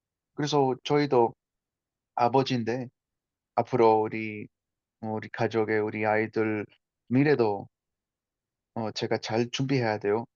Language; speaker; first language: Korean; non-native, fluent; Spanish